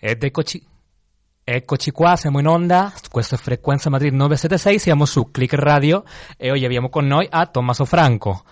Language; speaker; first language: Italian; non-native, fluent; Spanish